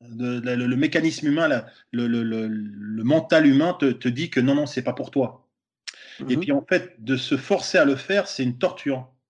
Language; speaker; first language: French; native; French